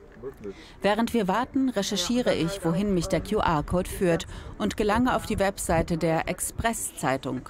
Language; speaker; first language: German; native; German